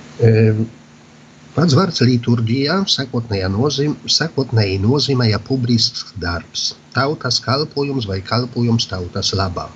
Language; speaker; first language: Latvian; non-native, fluent; Polish